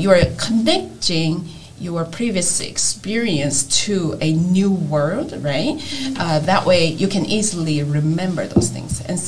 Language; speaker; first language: English; non-native, fluent; Korean